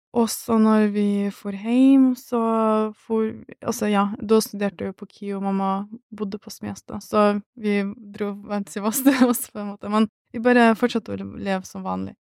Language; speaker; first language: Norwegian; early bilingual, other home language; Russian